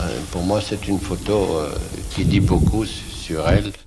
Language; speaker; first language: French; non-native, fluent; Swiss German